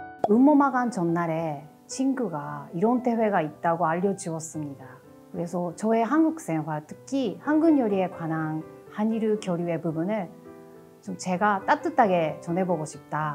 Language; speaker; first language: Korean; non-native, fluent; Japanese